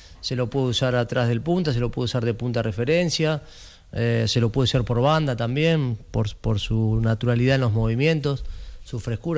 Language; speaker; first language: Spanish; native; Spanish